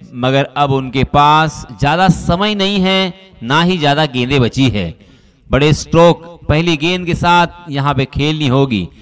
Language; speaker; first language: Hindi; non-native, local second language; Marathi